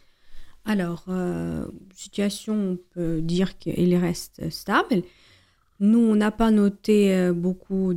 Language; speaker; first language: French; non-native, fluent; Ukrainian